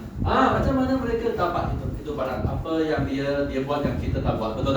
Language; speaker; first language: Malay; non-native, local second language; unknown